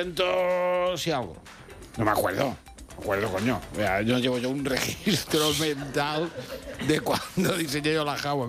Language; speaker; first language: Spanish; native; Spanish